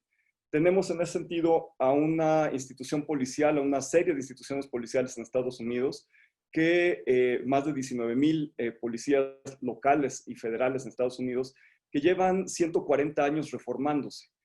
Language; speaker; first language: Spanish; native; Spanish